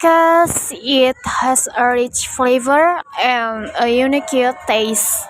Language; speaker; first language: English; non-native, learner; Indonesian